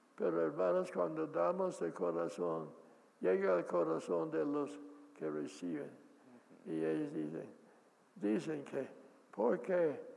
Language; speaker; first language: Spanish; non-native, fluent; English